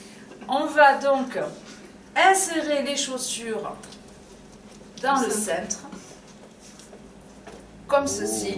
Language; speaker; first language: French; native; French